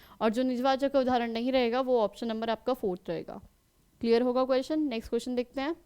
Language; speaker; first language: Hindi; native; Hindi